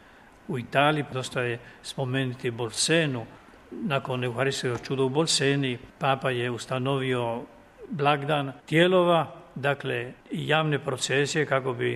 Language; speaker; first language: Croatian; native; Croatian